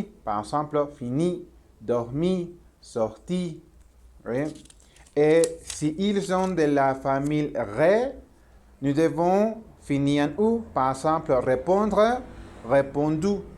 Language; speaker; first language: French; non-native, learner; Spanish